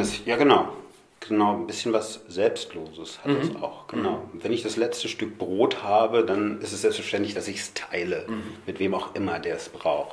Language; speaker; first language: German; native; German